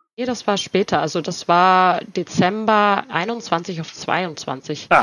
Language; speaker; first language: German; native; German